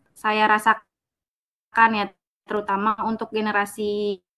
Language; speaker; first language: Indonesian; native; Indonesian